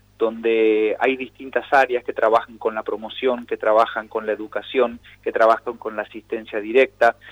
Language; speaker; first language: Spanish; native; Spanish